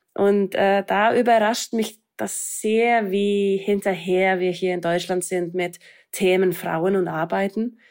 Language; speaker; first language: German; non-native, fluent; Icelandic